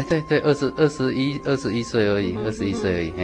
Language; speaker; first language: Chinese; native; Chinese